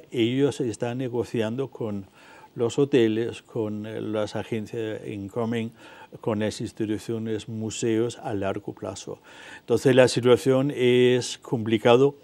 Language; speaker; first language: Spanish; non-native, fluent; Danish